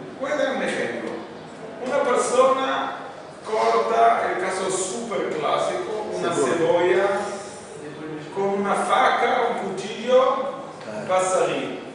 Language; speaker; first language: Spanish; non-native, fluent; Portuguese